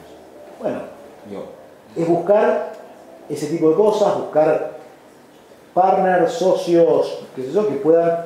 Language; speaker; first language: Spanish; native; Spanish